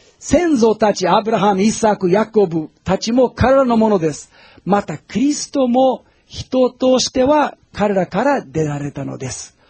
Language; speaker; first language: Japanese; non-native, fluent; Portuguese